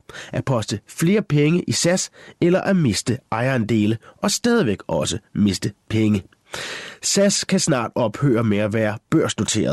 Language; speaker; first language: Danish; native; Danish